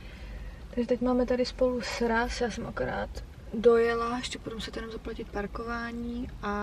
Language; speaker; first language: Czech; native; Czech